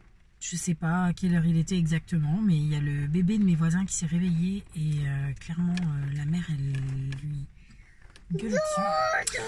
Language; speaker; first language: French; native; French